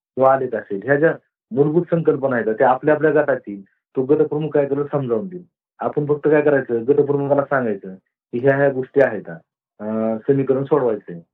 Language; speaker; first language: Marathi; native; Marathi